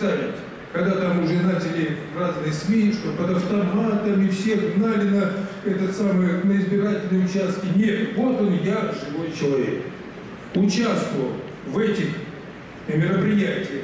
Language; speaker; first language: Russian; native; Russian